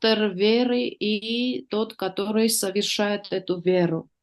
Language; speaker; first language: Russian; non-native, fluent; Armenian